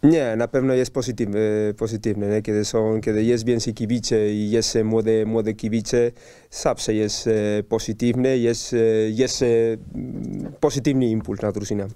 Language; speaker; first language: Polish; non-native, learner; Spanish